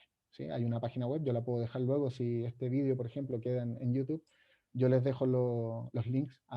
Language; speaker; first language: Spanish; native; Spanish